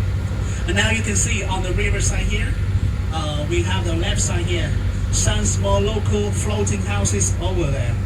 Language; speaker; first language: English; non-native, fluent; Vietnamese